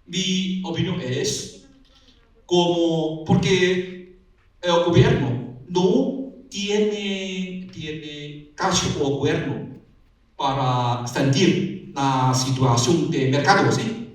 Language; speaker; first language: Spanish; non-native, learner; Chinese